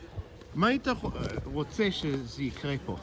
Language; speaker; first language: Hebrew; non-native, fluent; English